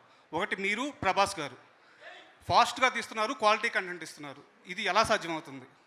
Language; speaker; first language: Telugu; native; Telugu